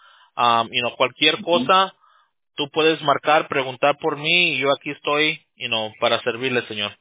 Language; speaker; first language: Spanish; early bilingual, heritage; Spanish